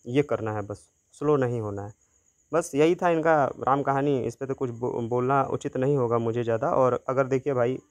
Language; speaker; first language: Hindi; native; Hindi